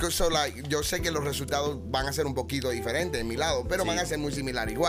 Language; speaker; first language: Spanish; early bilingual, heritage; Spanish